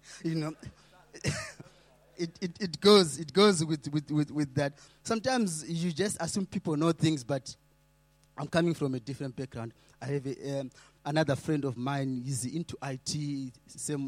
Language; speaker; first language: English; non-native, local second language; Shona